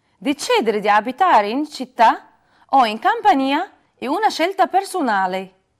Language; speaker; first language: Italian; non-native, fluent; Arabic